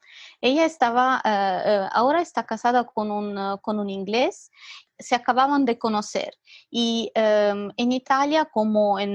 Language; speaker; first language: Spanish; non-native, fluent; Italian